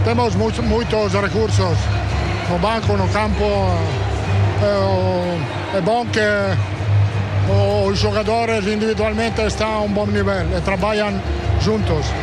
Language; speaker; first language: Portuguese; non-native, fluent; Italian